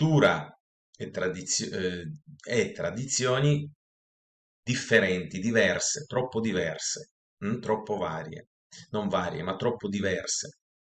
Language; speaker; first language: Italian; non-native, fluent; Russian